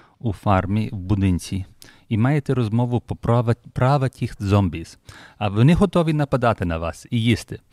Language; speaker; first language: Ukrainian; early bilingual, heritage; Ukrainian